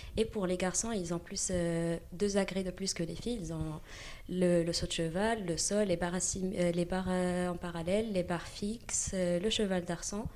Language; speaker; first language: French; non-native, local second language; Arabic